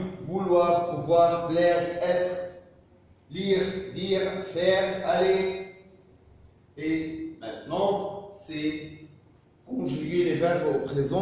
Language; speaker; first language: French; non-native, fluent; Arabic